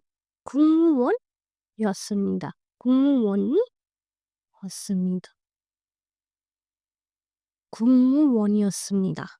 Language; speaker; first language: Korean; non-native, fluent; Hindi